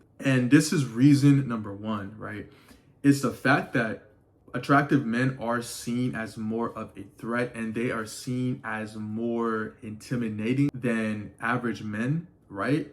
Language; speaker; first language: English; native; English